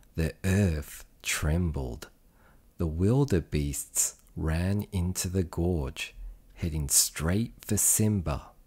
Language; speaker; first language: English; early bilingual, other home language; Japanese